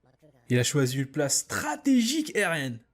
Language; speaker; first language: French; native; French